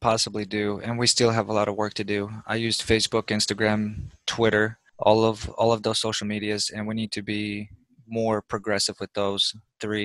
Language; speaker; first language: English; early bilingual, other home language; Russian